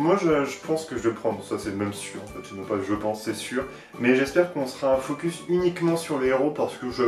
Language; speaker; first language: French; native; French